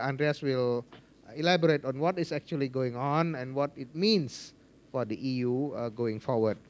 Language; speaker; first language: English; non-native, fluent; Indonesian